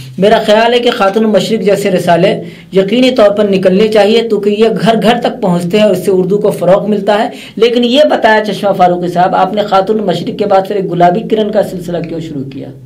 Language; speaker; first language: Urdu; native; Urdu